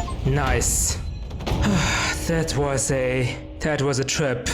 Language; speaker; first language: English; native; English